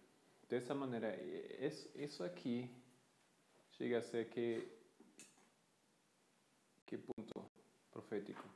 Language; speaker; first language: Portuguese; non-native, fluent; Spanish